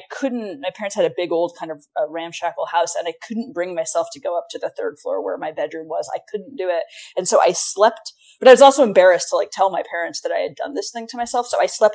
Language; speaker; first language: English; native; English